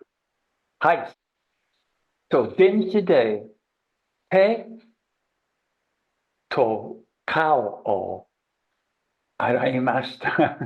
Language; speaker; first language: Japanese; non-native, learner; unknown